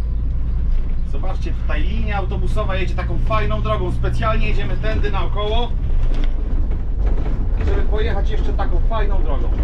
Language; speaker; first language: Polish; native; Polish